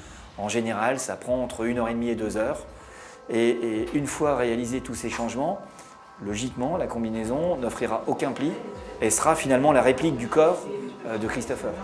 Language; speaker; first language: French; native; French